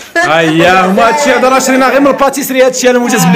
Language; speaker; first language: Arabic; native; Arabic